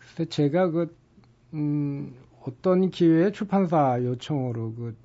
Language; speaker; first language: Korean; native; Korean